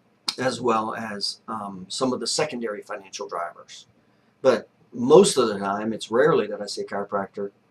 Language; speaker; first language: English; native; English